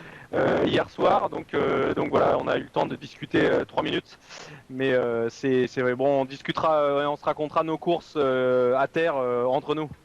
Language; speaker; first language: French; native; French